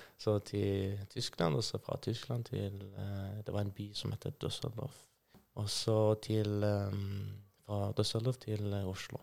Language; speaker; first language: Norwegian; non-native, fluent; Persian